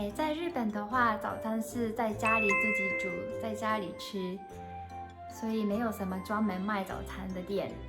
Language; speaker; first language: Chinese; non-native, fluent; Japanese